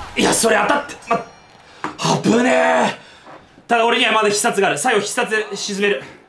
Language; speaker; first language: Japanese; native; Japanese